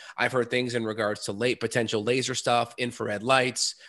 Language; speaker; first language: English; native; English